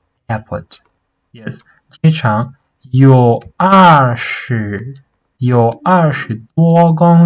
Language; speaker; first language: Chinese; non-native, fluent; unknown